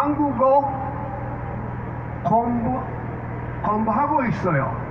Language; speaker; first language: Korean; non-native, learner; Japanese